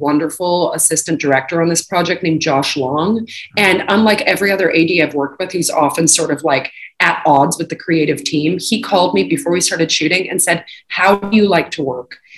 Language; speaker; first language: English; native; English